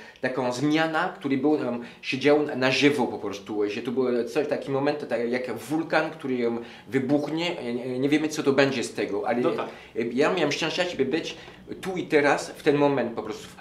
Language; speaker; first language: Polish; non-native, learner; French